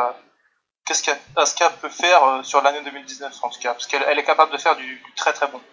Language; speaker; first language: French; native; French